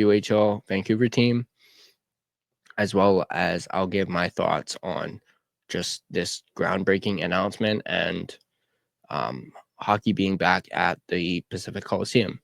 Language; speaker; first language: English; native; English